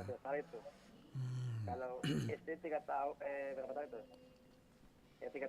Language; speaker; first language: Indonesian; non-native, local second language; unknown